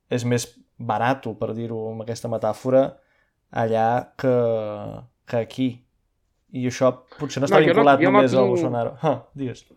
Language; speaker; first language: Catalan; non-native, fluent; Portuguese